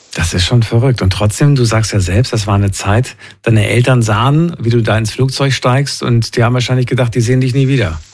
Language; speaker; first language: German; native; German